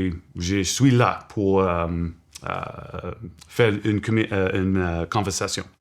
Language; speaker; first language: French; non-native, local second language; English